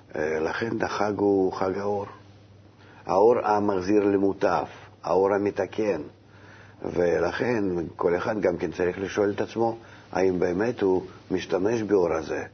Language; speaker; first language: Hebrew; non-native, fluent; Russian